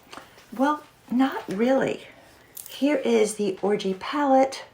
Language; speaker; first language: English; native; English